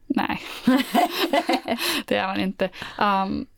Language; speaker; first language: Swedish; non-native, fluent; German